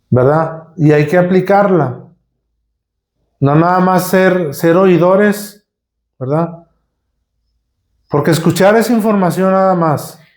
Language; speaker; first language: Spanish; native; Spanish